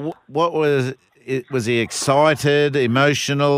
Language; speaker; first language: English; native; English